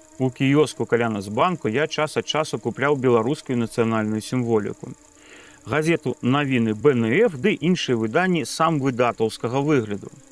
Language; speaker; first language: Belarusian; native; Belarusian